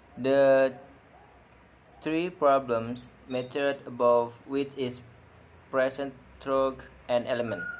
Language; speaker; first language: English; non-native, learner; Indonesian